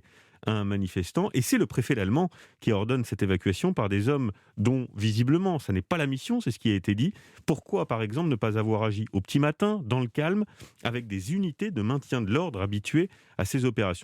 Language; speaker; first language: French; native; French